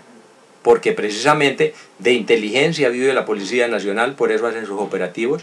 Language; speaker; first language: Spanish; native; Spanish